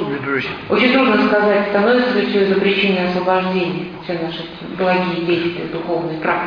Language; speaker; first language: Russian; native; Russian